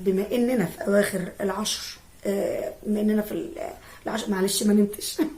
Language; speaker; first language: Arabic; native; Arabic